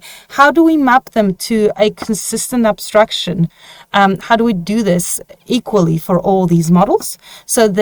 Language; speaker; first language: English; non-native, fluent; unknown